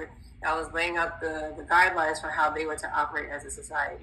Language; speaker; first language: English; native; English